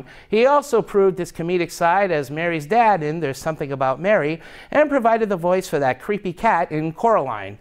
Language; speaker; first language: English; native; English